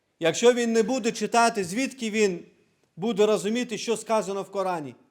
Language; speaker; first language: Ukrainian; non-native, local second language; Crimean Tatar